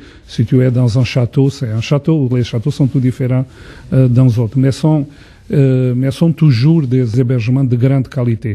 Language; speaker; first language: French; non-native, fluent; Portuguese